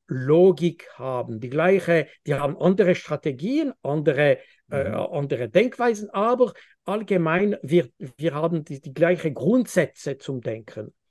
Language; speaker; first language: German; non-native, fluent; French